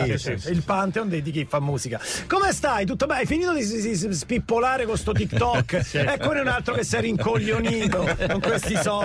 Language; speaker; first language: Italian; native; Italian